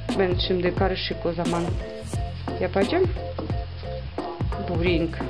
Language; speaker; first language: Turkish; non-native, learner; Russian